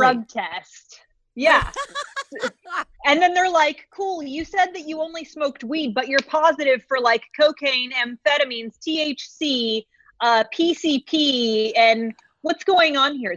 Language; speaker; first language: English; native; English